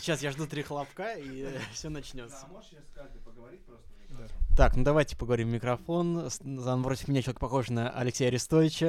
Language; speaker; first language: Russian; native; Russian